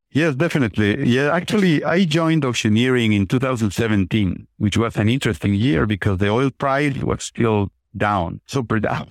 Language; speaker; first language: English; non-native, fluent; Spanish